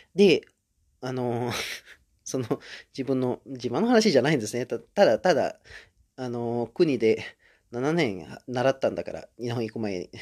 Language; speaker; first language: Japanese; non-native, fluent; Indonesian